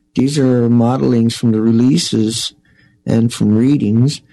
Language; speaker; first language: English; native; English